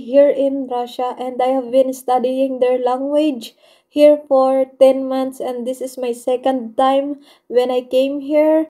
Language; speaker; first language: English; non-native, local second language; Waray